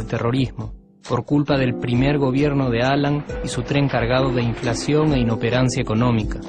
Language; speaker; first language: Spanish; native; Spanish